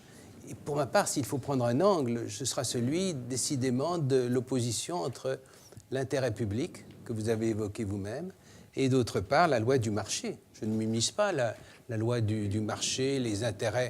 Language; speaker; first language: French; native; French